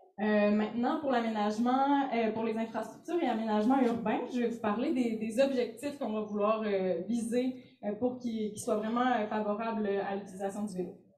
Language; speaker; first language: French; native; French